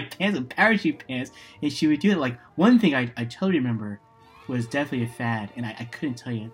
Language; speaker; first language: English; native; English